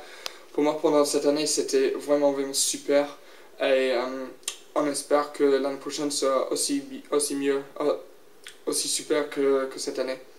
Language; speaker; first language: French; non-native, learner; English